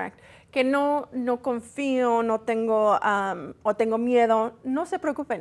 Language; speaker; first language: Spanish; early bilingual, heritage; Spanish